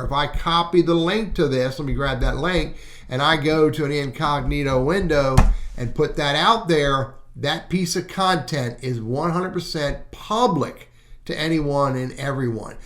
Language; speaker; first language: English; native; English